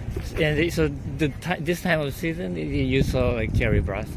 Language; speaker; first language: English; non-native, learner; Japanese